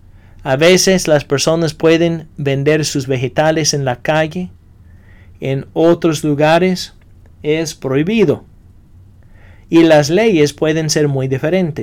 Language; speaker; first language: Spanish; non-native, fluent; English